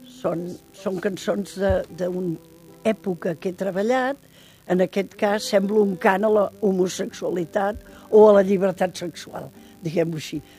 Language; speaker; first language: Catalan; native; Catalan